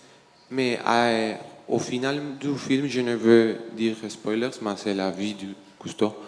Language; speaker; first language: French; non-native, learner; Spanish